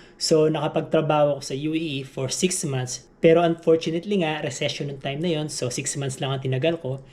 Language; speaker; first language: Filipino; native; Filipino